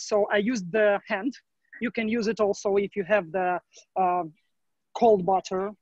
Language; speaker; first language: English; non-native, learner; Ukrainian